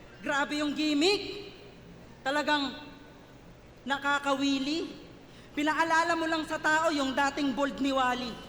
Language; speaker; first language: Filipino; native; Filipino